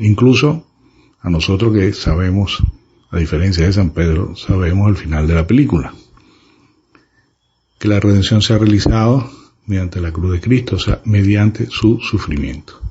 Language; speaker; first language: Spanish; native; Spanish